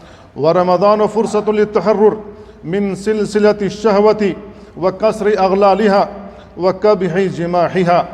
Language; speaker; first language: Arabic; non-native, fluent; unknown